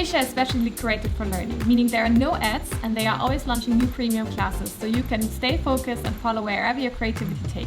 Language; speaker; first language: English; non-native, fluent; German